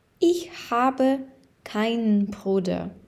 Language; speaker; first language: German; non-native, fluent; Ukrainian